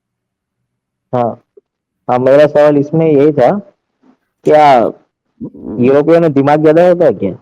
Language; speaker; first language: Hindi; native; Hindi